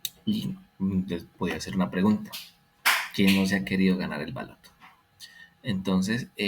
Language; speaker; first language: Spanish; native; Spanish